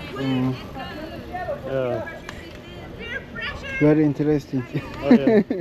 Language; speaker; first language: English; non-native, learner; Turkish